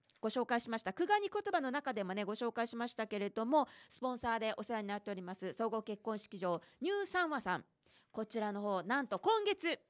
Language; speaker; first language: Japanese; native; Japanese